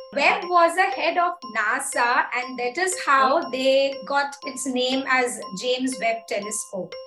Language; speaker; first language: English; non-native, local second language; Hindi